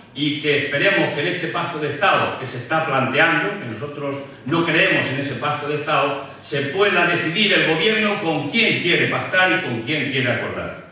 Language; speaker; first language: Spanish; native; Spanish